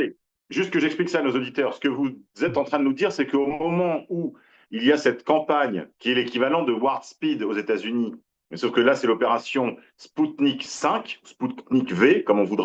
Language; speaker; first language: French; native; French